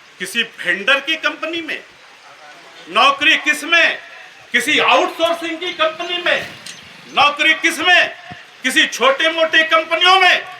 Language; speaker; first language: Hindi; native; Hindi